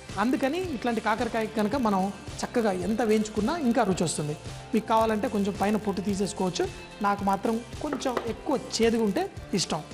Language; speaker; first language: Telugu; native; Telugu